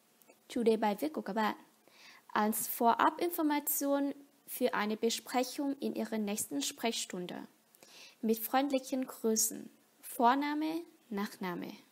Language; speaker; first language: German; non-native, fluent; Vietnamese